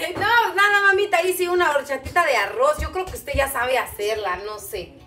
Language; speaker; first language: Spanish; non-native, local second language; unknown